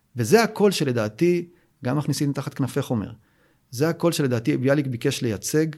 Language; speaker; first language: Hebrew; native; Hebrew